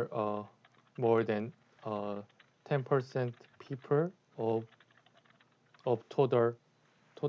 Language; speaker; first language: English; non-native, learner; Korean